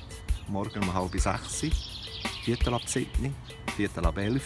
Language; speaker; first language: German; native; German